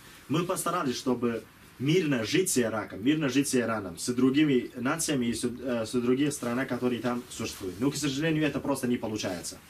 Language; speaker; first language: Russian; non-native, learner; Kurdish